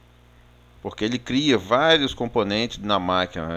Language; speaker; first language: Portuguese; native; Portuguese